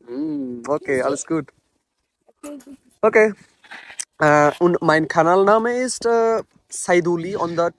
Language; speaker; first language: German; non-native, learner; Bangla